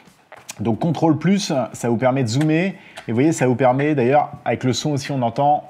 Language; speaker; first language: French; native; French